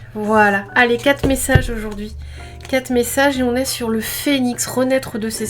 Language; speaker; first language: French; native; French